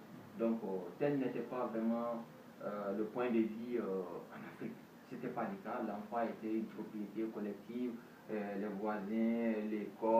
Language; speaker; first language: French; non-native, local second language; Bambara